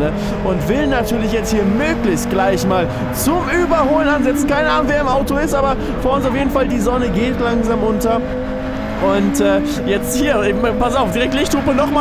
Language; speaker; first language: German; native; German